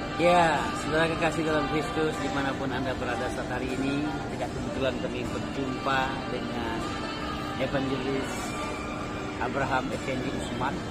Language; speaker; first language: Indonesian; non-native, local second language; Achinese